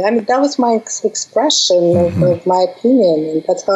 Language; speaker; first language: English; non-native, fluent; Russian